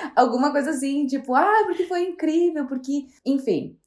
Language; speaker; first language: Portuguese; native; Portuguese